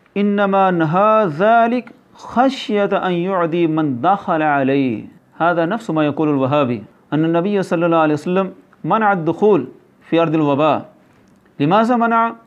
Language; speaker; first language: Arabic; non-native, fluent; Urdu